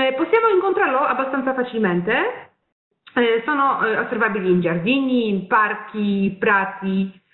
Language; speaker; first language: Italian; non-native, fluent; Polish